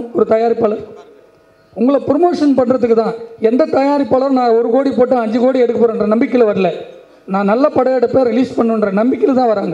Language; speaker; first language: Tamil; native; Tamil